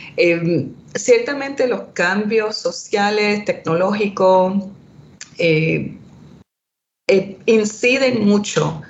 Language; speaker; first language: Spanish; early bilingual, heritage; Spanish